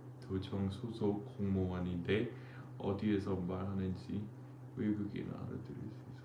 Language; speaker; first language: Korean; non-native, fluent; English